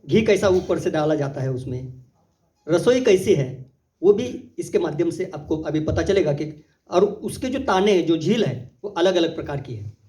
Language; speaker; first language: Hindi; non-native, local second language; Marathi